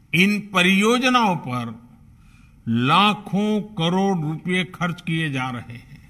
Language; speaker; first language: Hindi; non-native, local second language; Gujarati